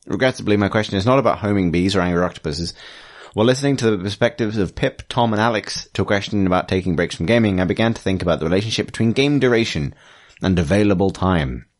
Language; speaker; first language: English; native; English